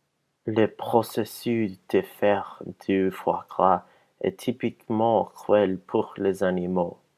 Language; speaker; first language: French; non-native, learner; English